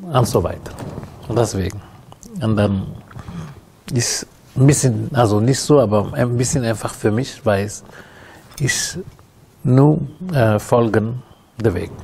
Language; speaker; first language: German; non-native, learner; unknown